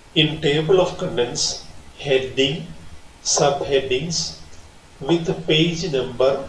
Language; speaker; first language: English; non-native, local second language; Malayalam